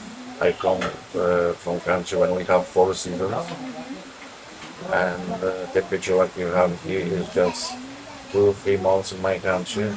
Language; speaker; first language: English; non-native, learner; Polish